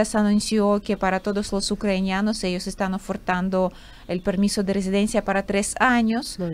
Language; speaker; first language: Spanish; non-native, fluent; Ukrainian